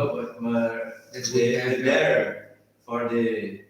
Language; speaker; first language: English; non-native, learner; Portuguese